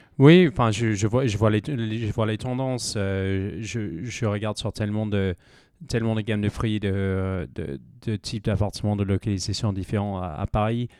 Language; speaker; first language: French; non-native, fluent; English